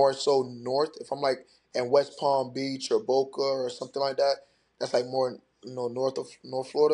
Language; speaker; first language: English; native; English